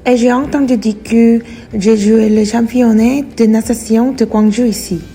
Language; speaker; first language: French; non-native, learner; Korean